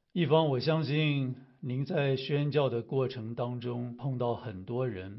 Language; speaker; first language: Chinese; native; Chinese